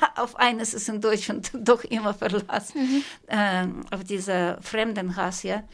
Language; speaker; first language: German; non-native, fluent; Russian